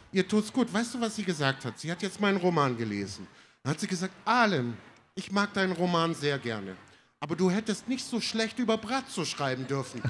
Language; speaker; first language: German; early bilingual, other home language; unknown